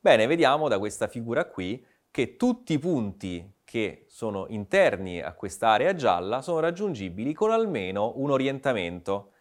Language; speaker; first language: Italian; native; Italian